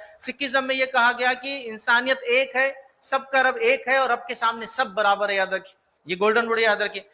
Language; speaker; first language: Urdu; native; Urdu